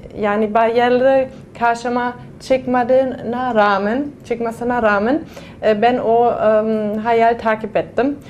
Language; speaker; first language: Turkish; non-native, fluent; German